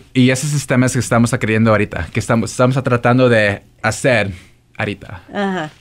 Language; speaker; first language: Spanish; early bilingual, heritage; Spanish